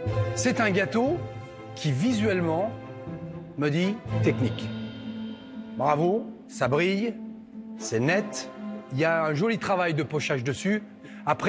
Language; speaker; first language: French; native; French